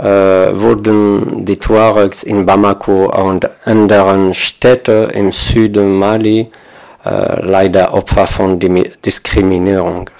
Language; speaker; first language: German; non-native, learner; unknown